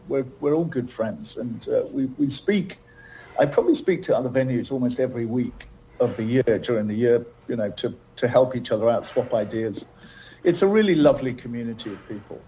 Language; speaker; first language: English; native; English